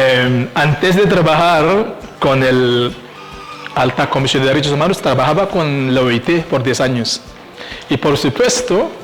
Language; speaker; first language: Spanish; non-native, fluent; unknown